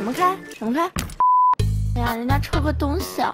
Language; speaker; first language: Chinese; native; Chinese